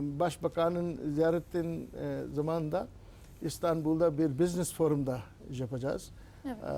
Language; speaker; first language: Turkish; non-native, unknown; Urdu